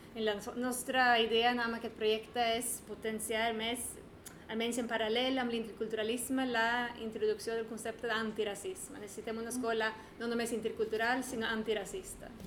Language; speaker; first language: Catalan; non-native, fluent; Swedish